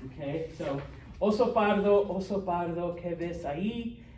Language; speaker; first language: Spanish; non-native, fluent; English